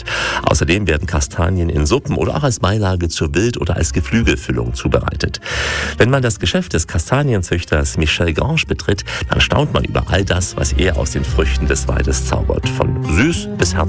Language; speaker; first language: German; native; German